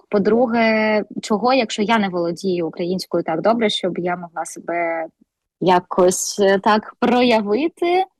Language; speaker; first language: Ukrainian; non-native, local second language; Russian